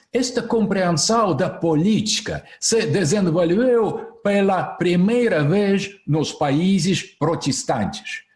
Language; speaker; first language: Portuguese; non-native, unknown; Russian